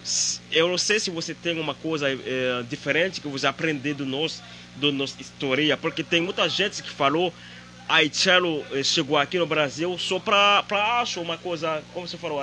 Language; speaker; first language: Portuguese; non-native, learner; Haitian Creole